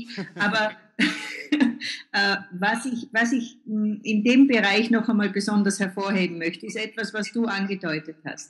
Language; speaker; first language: German; native; German